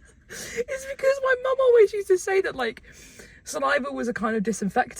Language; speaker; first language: English; native; English